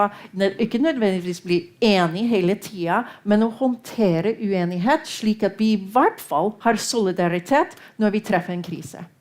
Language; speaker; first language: Norwegian; non-native, fluent; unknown